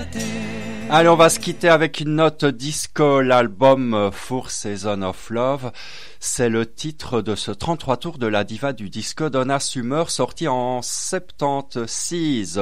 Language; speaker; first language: French; native; French